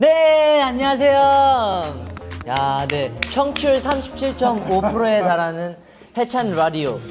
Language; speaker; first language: Korean; native; Korean